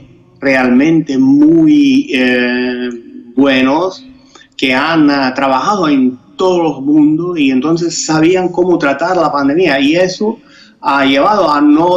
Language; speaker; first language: Spanish; non-native, fluent; Italian